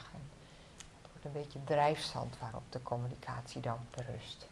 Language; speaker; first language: Dutch; native; Dutch